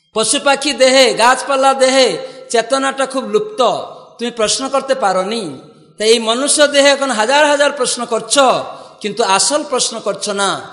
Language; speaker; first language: Bangla; non-native, fluent; Odia